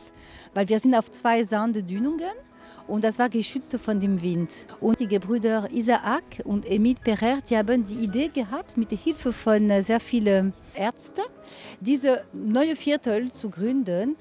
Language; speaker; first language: German; non-native, fluent; French